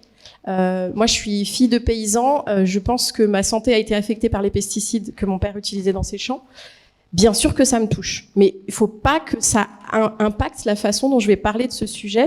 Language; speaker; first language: French; native; French